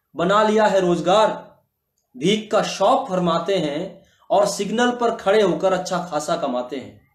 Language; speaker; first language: Hindi; native; Hindi